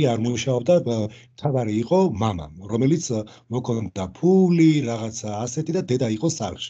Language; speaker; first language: Georgian; non-native, local second language; Russian